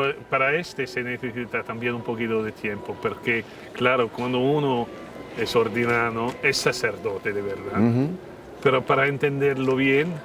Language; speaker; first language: Spanish; non-native, fluent; French